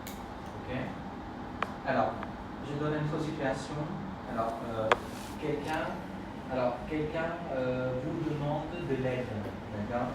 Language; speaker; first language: French; non-native, fluent; Khmer